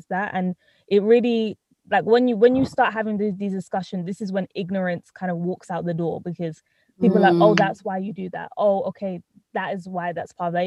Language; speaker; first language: English; native; English